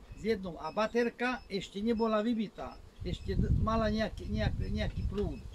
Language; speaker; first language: Slovak; non-native, local second language; Hungarian